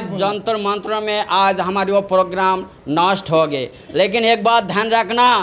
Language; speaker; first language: Hindi; non-native, local second language; Bangla